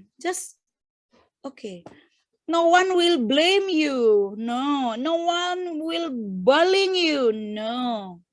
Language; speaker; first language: English; non-native, fluent; Indonesian